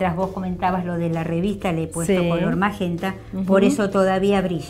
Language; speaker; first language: Spanish; native; Spanish